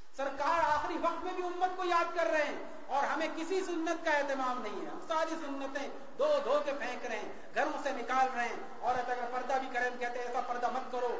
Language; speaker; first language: Urdu; native; Urdu